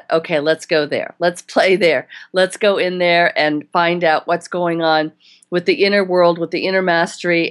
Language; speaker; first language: English; native; English